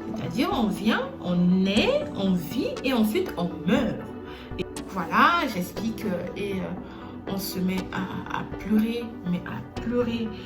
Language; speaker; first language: French; non-native, local second language; Lingala